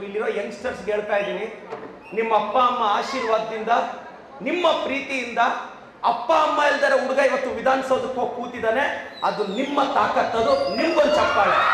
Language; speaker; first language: Kannada; non-native, local second language; Telugu